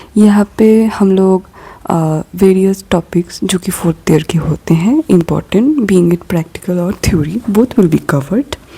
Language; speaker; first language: Hindi; non-native, local second language; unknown